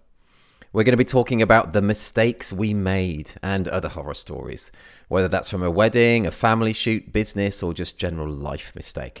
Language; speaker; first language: English; native; English